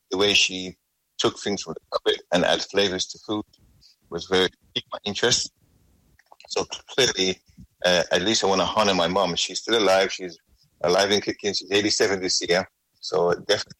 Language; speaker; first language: English; native; English